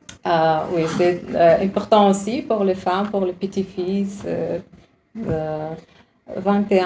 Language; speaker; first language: French; non-native, learner; Uzbek